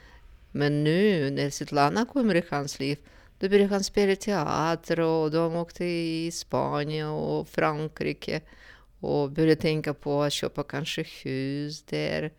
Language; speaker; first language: Swedish; non-native, fluent; Russian